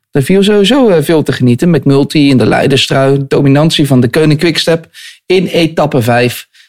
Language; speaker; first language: Dutch; native; Dutch